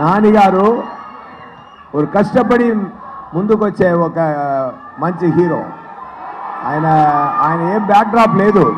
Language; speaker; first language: Telugu; non-native, learner; Tamil